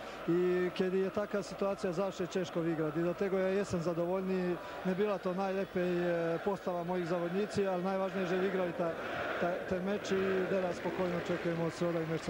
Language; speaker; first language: Polish; non-native, learner; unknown